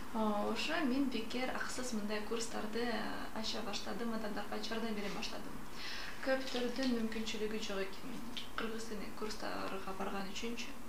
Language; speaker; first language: Kyrgyz; non-native, local second language; Russian